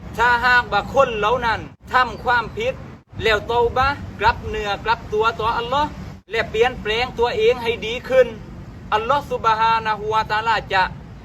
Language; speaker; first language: Thai; non-native, local second language; Malay